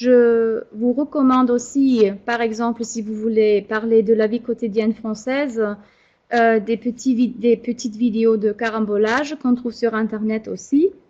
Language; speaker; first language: French; non-native, fluent; German